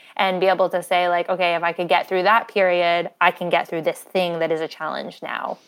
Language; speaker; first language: English; native; English